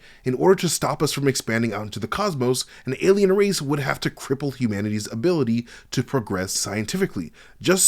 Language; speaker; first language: English; native; English